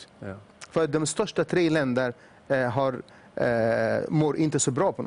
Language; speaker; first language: Swedish; non-native, fluent; Arabic